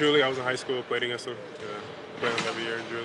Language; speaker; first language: English; native; English